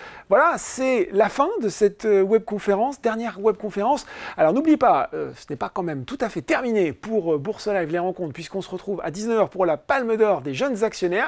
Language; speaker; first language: French; native; French